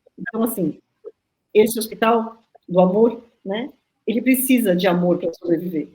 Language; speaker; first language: Portuguese; native; Portuguese